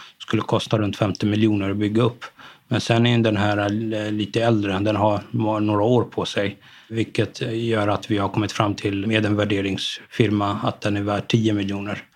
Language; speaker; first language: Swedish; early bilingual, other home language; Arabic